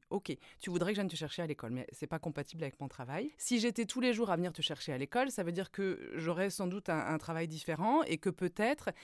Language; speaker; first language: French; native; French